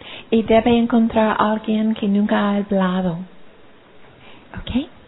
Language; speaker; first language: Spanish; non-native, learner; English